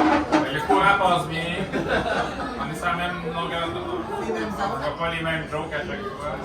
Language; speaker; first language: French; native; French